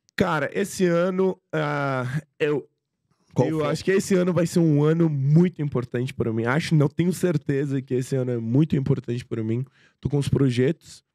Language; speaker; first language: Portuguese; non-native, fluent; Persian